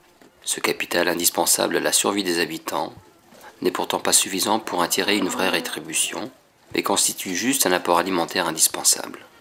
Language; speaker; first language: French; native; French